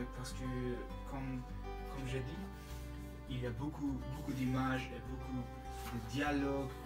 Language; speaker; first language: French; non-native, learner; Mongolian